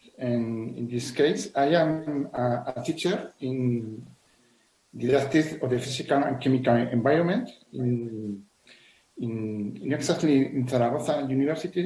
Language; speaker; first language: English; non-native, learner; Spanish